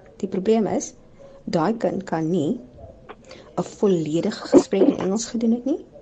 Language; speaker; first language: Afrikaans; native; Afrikaans